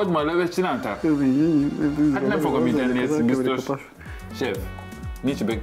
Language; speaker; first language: Hungarian; non-native, learner; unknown